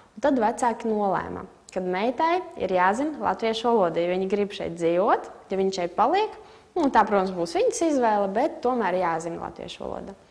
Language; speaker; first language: Latvian; non-native, local second language; Russian